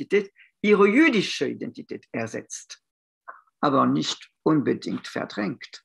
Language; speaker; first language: German; non-native, fluent; French